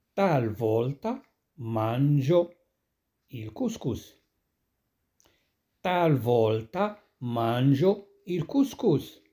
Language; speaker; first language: Italian; non-native, fluent; Arabic